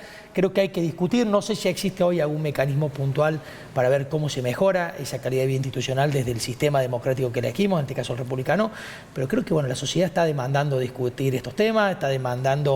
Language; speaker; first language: Spanish; native; Spanish